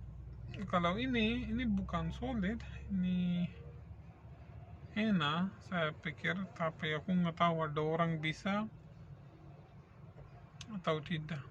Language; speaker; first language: Indonesian; non-native, learner; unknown